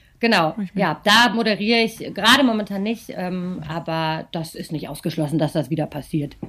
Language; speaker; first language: German; native; German